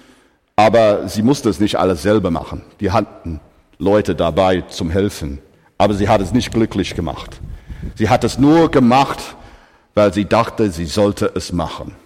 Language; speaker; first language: German; non-native, fluent; English